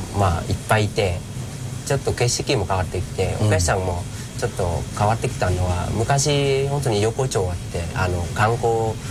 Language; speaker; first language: Japanese; non-native, fluent; Vietnamese